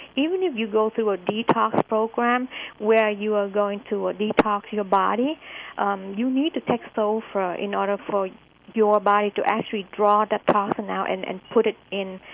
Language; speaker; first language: English; early bilingual, other home language; Vietnamese